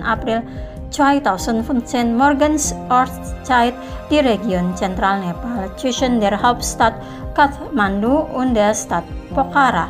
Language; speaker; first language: German; non-native, fluent; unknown